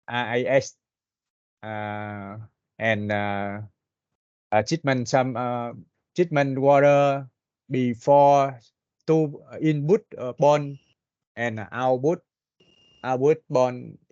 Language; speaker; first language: English; non-native, learner; Vietnamese